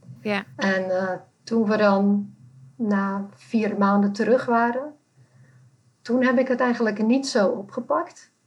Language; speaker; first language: Dutch; non-native, fluent; Czech